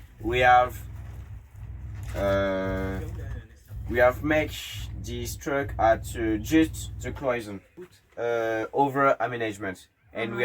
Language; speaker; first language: English; non-native, learner; French